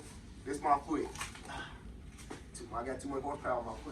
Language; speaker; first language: English; native; English